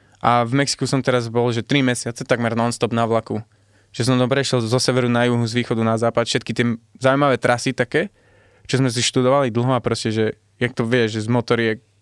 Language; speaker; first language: Slovak; early bilingual, heritage; Slovak